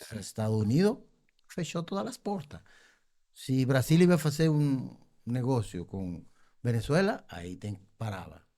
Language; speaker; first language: Portuguese; non-native, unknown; Spanish